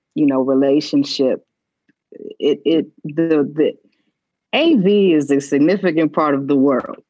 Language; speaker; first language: English; native; English